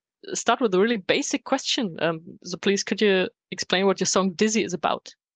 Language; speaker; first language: English; non-native, fluent; German